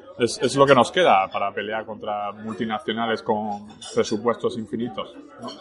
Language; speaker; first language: Spanish; early bilingual, other home language; French